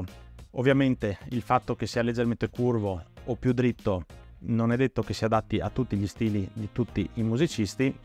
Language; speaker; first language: Italian; native; Italian